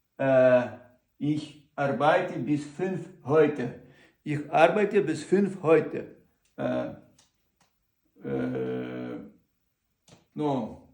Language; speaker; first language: German; non-native, learner; Ukrainian